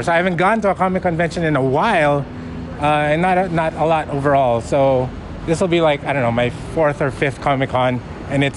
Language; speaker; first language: English; non-native, local second language; Filipino